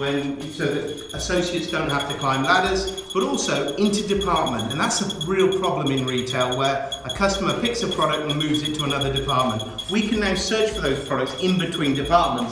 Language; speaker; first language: English; native; English